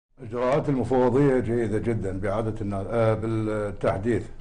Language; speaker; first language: Arabic; native; Arabic